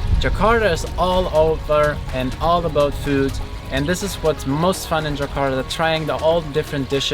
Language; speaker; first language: English; non-native, fluent; German